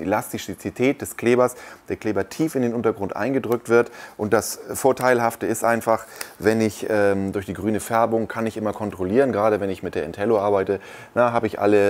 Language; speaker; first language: German; native; German